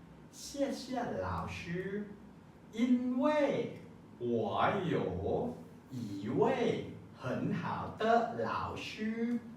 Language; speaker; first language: Chinese; non-native, learner; Lao